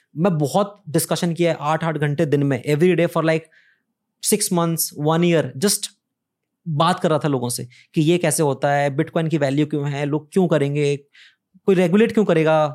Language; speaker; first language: Hindi; native; Hindi